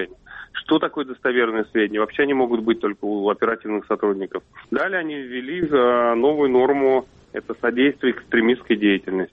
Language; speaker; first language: Russian; native; Russian